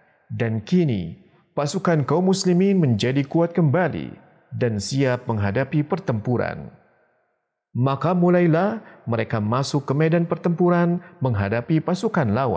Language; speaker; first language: Indonesian; native; Indonesian